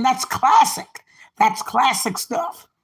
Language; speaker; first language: English; native; English